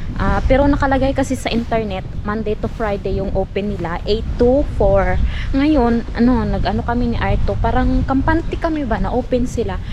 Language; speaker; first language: Filipino; non-native, local second language; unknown